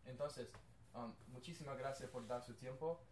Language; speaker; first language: Spanish; non-native, learner; English